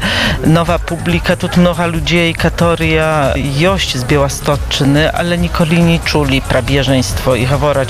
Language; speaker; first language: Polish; non-native, local second language; Belarusian